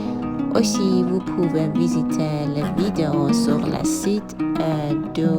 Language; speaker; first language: French; non-native, learner; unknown